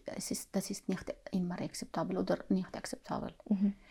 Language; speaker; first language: German; non-native, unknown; Arabic